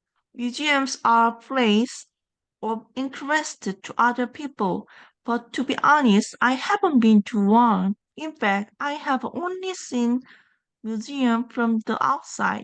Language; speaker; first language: English; non-native, learner; Korean